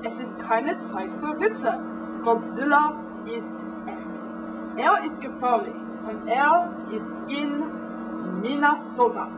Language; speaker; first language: German; non-native, learner; English